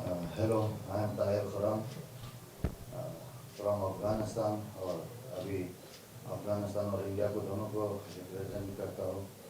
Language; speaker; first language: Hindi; non-native, fluent; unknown